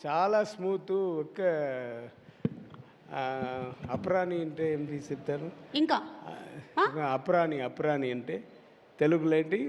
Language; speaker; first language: Telugu; non-native, learner; Tamil